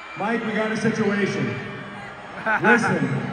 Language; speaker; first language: English; native; English